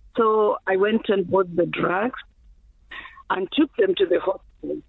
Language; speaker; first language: English; non-native, local second language; Shona